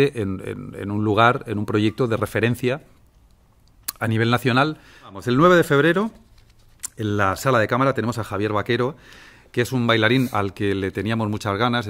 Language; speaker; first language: Spanish; native; Spanish